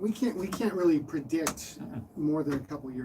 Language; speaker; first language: English; native; English